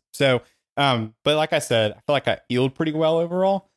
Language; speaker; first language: English; native; English